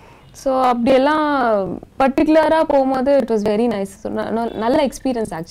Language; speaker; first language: Tamil; non-native, local second language; Telugu